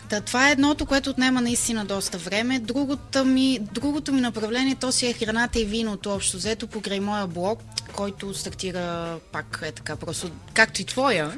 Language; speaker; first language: Bulgarian; early bilingual, heritage; Bulgarian